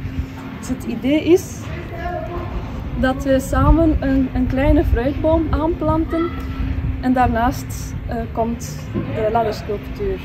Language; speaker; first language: Dutch; non-native, fluent; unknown